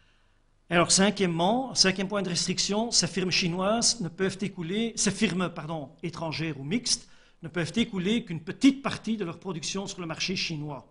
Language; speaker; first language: French; native; French